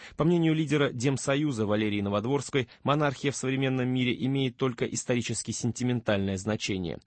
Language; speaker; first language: Russian; native; Russian